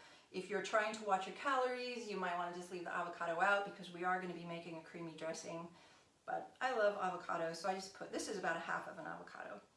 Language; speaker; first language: English; native; English